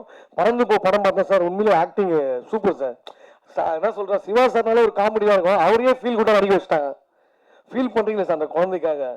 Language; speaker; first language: Tamil; native; Tamil